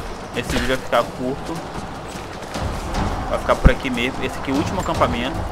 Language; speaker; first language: Portuguese; native; Portuguese